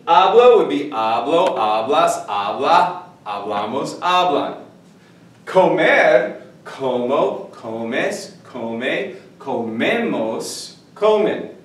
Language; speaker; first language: Spanish; non-native, fluent; English